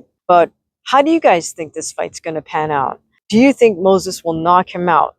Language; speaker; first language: English; native; English